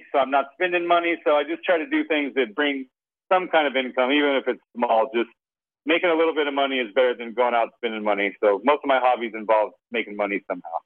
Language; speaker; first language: English; native; English